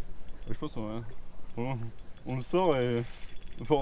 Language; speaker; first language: French; native; French